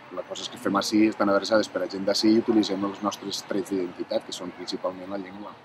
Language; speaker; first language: Catalan; native; Catalan